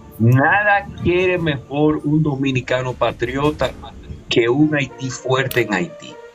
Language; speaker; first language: Spanish; native; Spanish